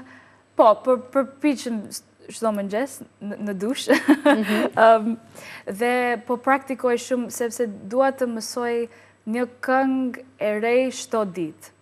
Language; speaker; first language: Albanian; non-native, learner; English